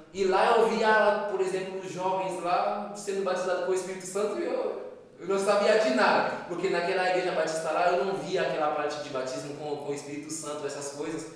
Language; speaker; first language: Portuguese; non-native, fluent; Haitian Creole